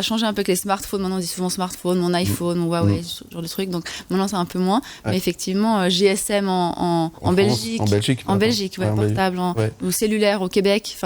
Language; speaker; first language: French; native; French